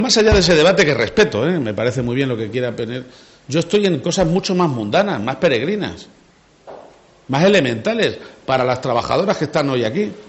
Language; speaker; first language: Spanish; native; Spanish